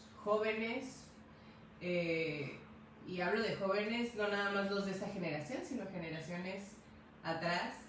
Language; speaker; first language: Spanish; native; Spanish